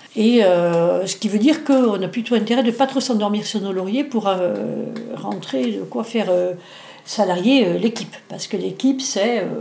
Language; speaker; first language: French; native; French